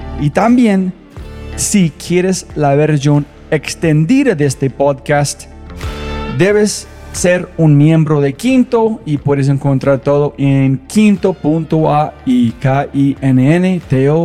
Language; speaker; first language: Spanish; non-native, fluent; English